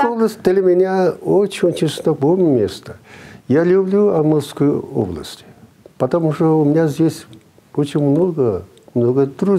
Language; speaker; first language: Russian; non-native, fluent; Chinese